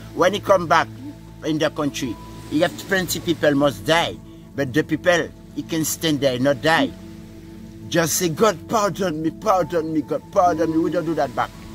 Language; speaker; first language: English; non-native, learner; French